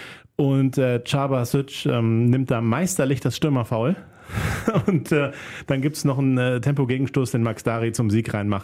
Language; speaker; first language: German; native; German